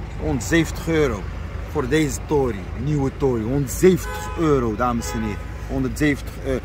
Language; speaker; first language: Dutch; non-native, fluent; Arabic